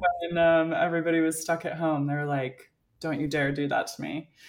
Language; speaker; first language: English; native; English